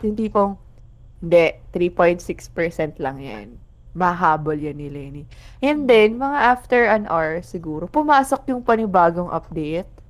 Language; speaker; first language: Filipino; non-native, local second language; Bikol